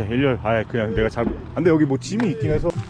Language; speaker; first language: Korean; native; Korean